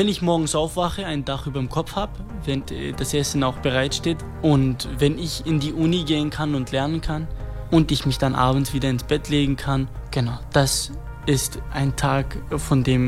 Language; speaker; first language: German; non-native, fluent; Kurdish